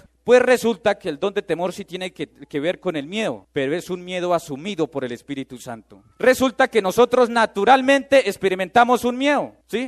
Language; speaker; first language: Spanish; native; Spanish